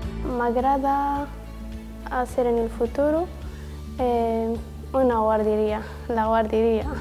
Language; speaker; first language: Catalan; non-native, learner; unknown